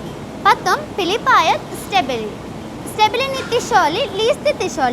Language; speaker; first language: Russian; non-native, learner; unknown